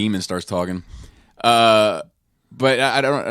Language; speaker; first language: English; native; English